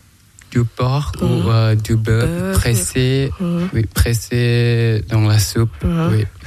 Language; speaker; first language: French; non-native, learner; Thai